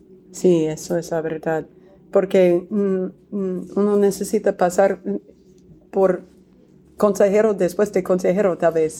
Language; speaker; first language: Spanish; non-native, fluent; English